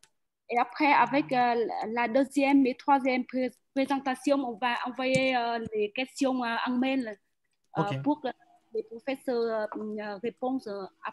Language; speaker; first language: French; non-native, learner; Vietnamese